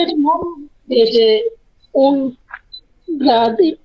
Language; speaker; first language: Italian; non-native, learner; Bangla